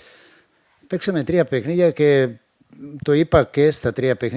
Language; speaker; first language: Greek; non-native, fluent; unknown